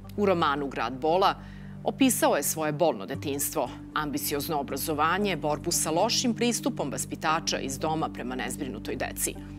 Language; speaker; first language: Serbian; native; Serbian